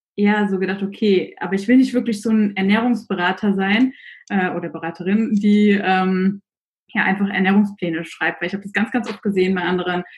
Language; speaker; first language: German; native; German